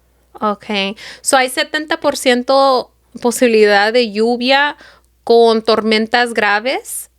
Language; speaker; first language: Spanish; early bilingual, heritage; Spanish